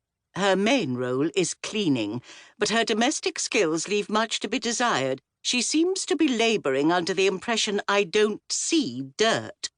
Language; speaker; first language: English; native; English